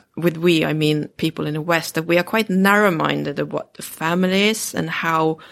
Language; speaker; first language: English; early bilingual, other home language; Swedish